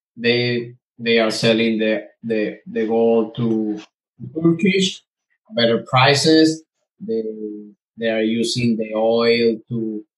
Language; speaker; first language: English; non-native, learner; Spanish